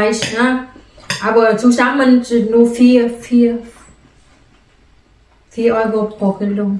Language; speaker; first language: German; non-native, learner; Vietnamese